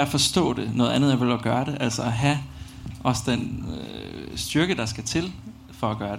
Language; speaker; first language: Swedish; non-native, learner; Danish